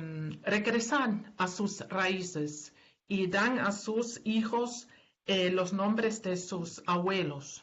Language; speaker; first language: Spanish; non-native, fluent; German